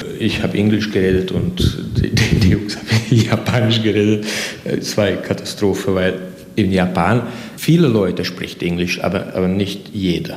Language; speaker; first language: German; non-native, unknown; Hungarian